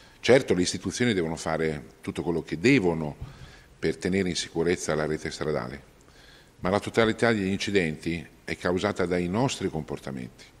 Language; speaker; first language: Italian; native; Italian